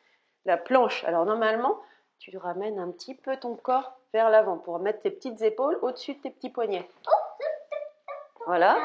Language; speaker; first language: French; native; French